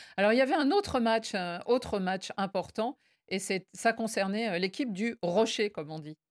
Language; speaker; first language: French; native; French